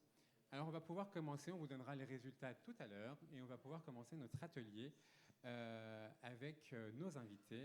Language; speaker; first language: French; native; French